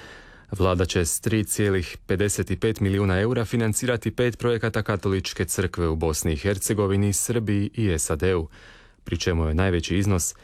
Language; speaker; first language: Serbian; native; Serbian